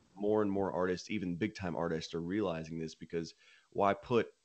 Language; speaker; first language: English; native; English